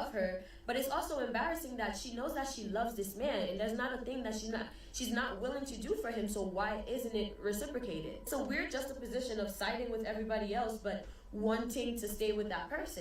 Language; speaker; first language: English; early bilingual, other home language; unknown